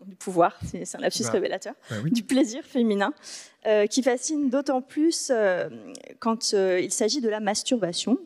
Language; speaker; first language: French; native; French